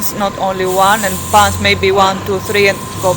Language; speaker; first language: English; non-native, fluent; Greek